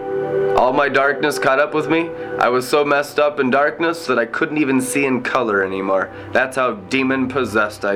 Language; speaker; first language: English; native; English